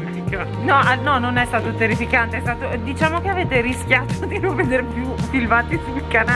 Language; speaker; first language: Italian; native; Italian